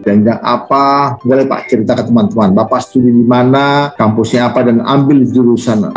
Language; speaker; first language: Indonesian; native; Indonesian